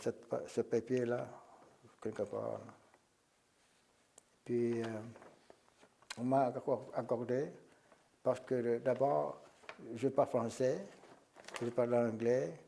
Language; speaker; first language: French; non-native, local second language; Vietnamese